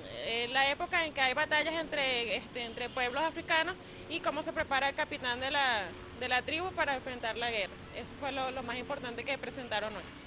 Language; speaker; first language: Spanish; native; Spanish